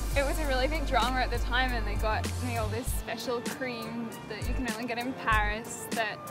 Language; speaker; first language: English; native; English